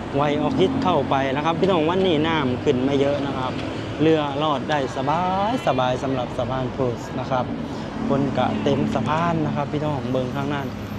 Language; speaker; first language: Thai; non-native, local second language; Lao